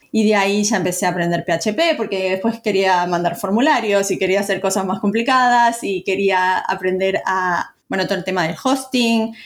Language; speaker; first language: Spanish; native; Spanish